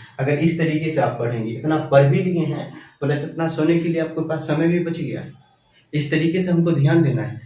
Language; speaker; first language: Hindi; native; Hindi